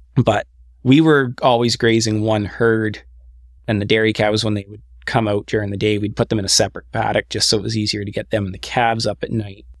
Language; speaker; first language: English; native; English